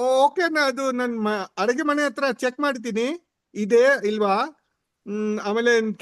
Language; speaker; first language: Kannada; non-native, learner; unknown